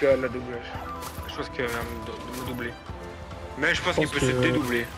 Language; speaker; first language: French; native; French